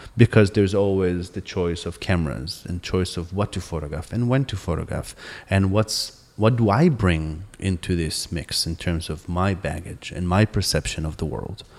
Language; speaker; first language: English; non-native, fluent; Hebrew